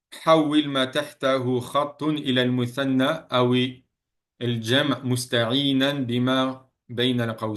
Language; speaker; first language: Arabic; non-native, fluent; French